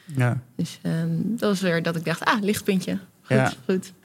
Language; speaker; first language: Dutch; native; Dutch